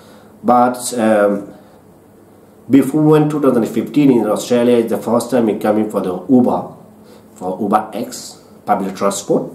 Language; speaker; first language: English; non-native, learner; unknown